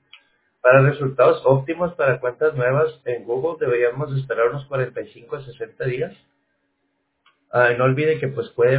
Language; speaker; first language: Spanish; native; Spanish